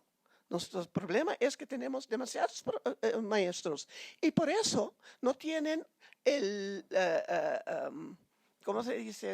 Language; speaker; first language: Spanish; non-native, fluent; Papiamento